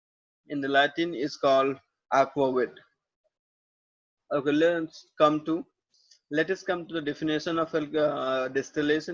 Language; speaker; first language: English; non-native, local second language; Hindi